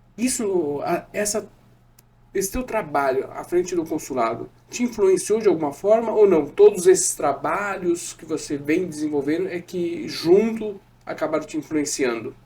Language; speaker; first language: Portuguese; native; Portuguese